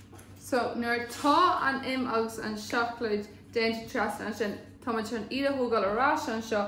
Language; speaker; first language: Irish; non-native, local second language; English